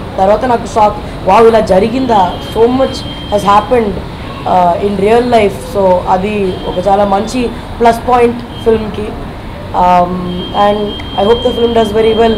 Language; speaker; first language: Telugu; non-native, fluent; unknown